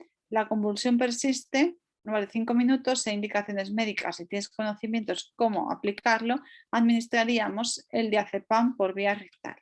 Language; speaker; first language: Spanish; native; Spanish